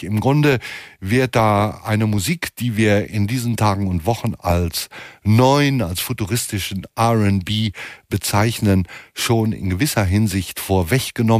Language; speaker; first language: German; native; German